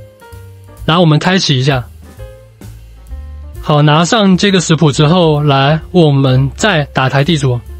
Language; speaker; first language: Chinese; native; Chinese